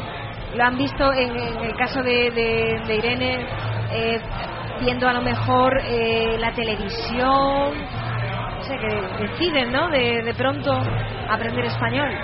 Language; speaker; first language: Spanish; native; Spanish